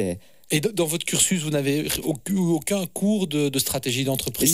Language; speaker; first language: French; native; French